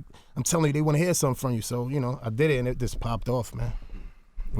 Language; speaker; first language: English; native; English